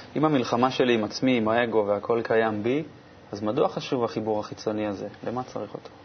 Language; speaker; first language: Hebrew; native; Hebrew